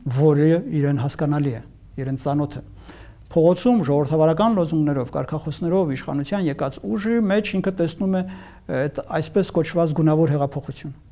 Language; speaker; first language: Armenian; native; Armenian